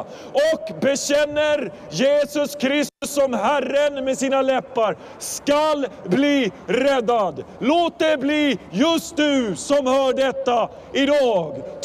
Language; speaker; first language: Swedish; non-native, fluent; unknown